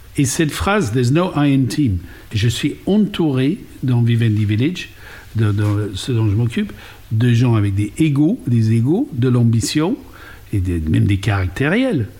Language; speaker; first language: French; non-native, fluent; English